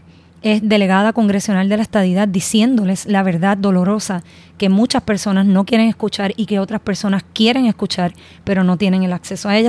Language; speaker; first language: Spanish; native; Spanish